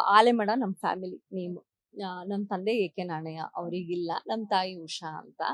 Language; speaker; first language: Kannada; non-native, local second language; Kodava